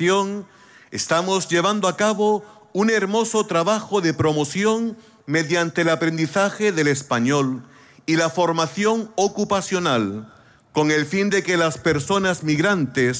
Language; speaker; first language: Spanish; native; Spanish